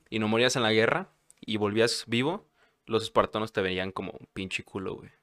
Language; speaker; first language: Spanish; native; Spanish